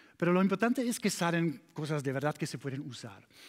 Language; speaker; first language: Spanish; non-native, learner; German